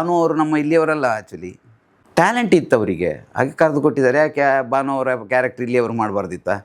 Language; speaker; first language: Kannada; non-native, local second language; Tulu